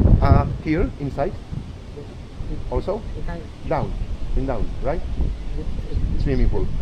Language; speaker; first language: English; non-native, learner; Polish